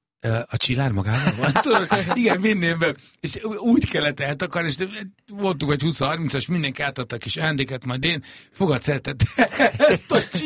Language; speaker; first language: Hungarian; native; Hungarian